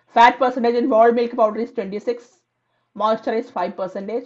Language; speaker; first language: English; non-native, local second language; Malayalam